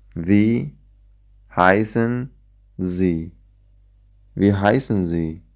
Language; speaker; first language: German; non-native, fluent; Central Kurdish